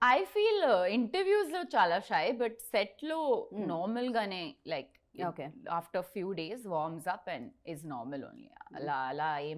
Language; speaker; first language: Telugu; non-native, learner; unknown